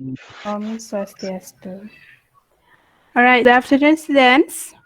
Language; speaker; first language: English; non-native, fluent; Indonesian